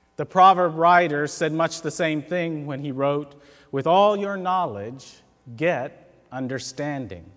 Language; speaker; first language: English; native; English